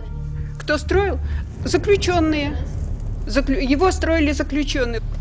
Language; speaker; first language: Russian; native; Russian